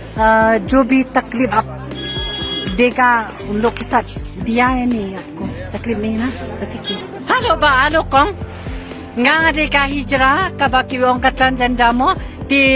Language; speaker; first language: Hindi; non-native, local second language; Khasi